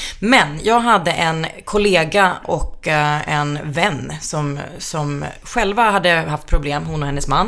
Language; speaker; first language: Swedish; early bilingual, other home language; Finnish